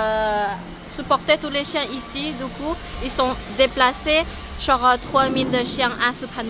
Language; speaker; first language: French; non-native, learner; Thai